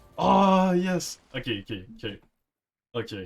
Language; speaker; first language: English; non-native, local second language; French